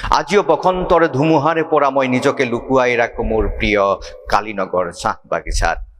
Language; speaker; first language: Assamese; native; Assamese